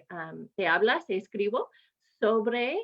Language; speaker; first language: Spanish; non-native, fluent; English